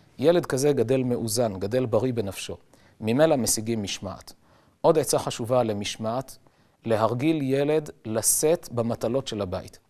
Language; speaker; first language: Hebrew; native; Hebrew